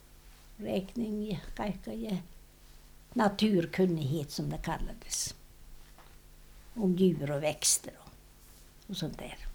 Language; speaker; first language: Swedish; non-native, local second language; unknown